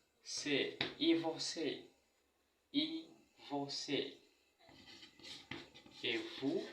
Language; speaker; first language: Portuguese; non-native, fluent; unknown